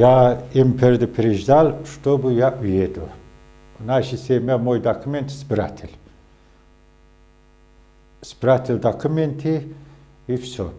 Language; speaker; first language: Russian; non-native, learner; Azerbaijani